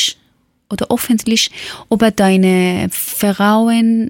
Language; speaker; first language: German; non-native, learner; Persian